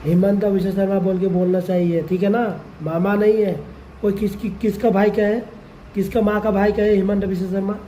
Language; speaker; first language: Hindi; non-native, local second language; Assamese